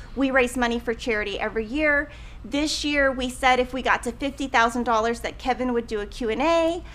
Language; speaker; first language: English; native; English